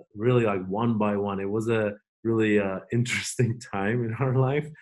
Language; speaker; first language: English; non-native, fluent; Turkish